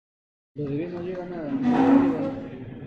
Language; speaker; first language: Spanish; native; Spanish